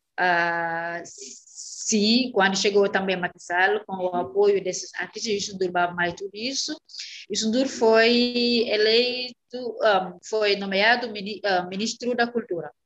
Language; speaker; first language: Portuguese; non-native, fluent; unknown